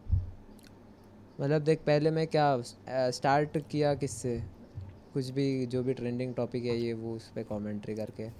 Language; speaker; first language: Hindi; non-native, local second language; Marathi